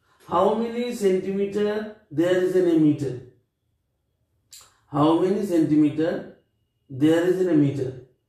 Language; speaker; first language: English; non-native, local second language; Bangla